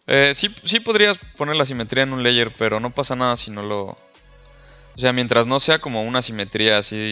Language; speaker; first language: Spanish; native; Spanish